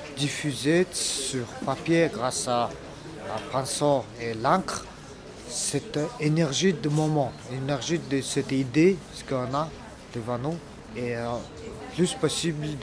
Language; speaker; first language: French; non-native, learner; Mongolian